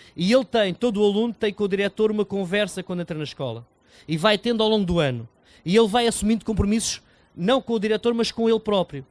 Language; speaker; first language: Portuguese; native; Portuguese